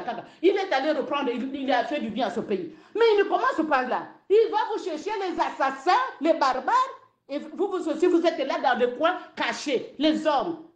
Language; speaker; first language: French; non-native, local second language; Lingala